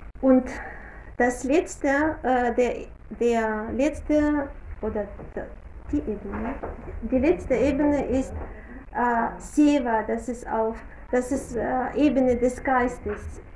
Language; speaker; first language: German; non-native, fluent; Russian